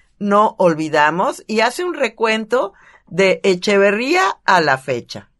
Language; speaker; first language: Spanish; native; Spanish